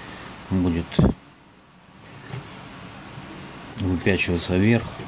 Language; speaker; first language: Russian; native; Russian